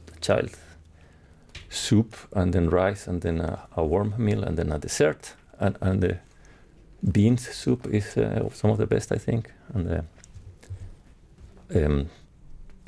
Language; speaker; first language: English; non-native, fluent; Spanish